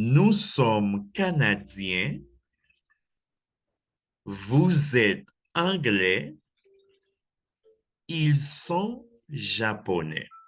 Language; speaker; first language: French; non-native, fluent; Spanish